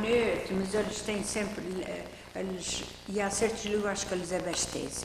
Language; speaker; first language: Portuguese; native; Portuguese